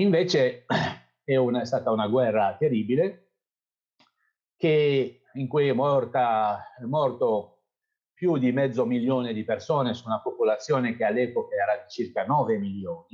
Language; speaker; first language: Italian; non-native, fluent; Kabyle